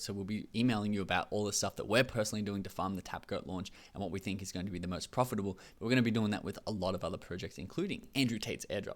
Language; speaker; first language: English; native; English